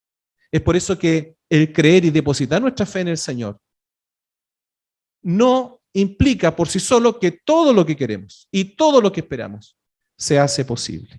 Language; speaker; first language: Spanish; native; Spanish